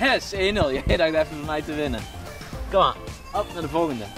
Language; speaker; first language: Dutch; native; Dutch